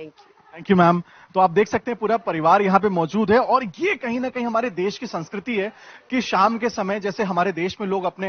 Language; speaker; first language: Hindi; native; Hindi